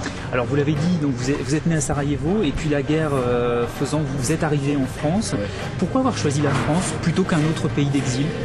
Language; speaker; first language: French; native; French